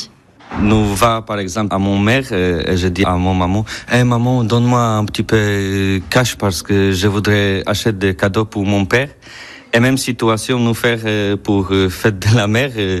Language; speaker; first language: French; non-native, learner; Polish